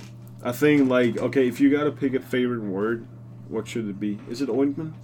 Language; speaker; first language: English; non-native, fluent; Danish